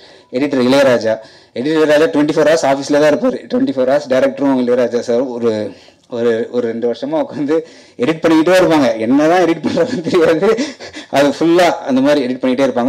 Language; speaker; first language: Tamil; native; Tamil